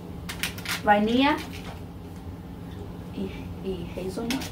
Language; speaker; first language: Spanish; early bilingual, heritage; Spanish